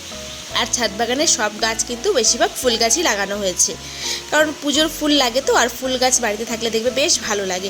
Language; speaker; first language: Bangla; native; Bangla